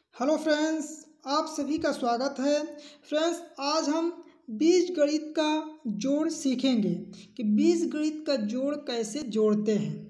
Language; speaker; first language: Hindi; native; Hindi